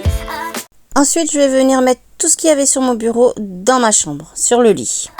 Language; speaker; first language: French; native; French